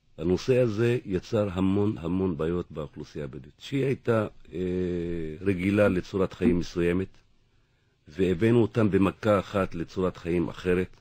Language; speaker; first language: Hebrew; non-native, local second language; Arabic